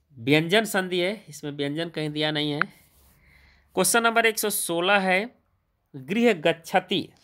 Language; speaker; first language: Hindi; native; Hindi